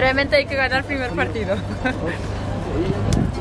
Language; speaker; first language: Spanish; non-native, learner; Tatar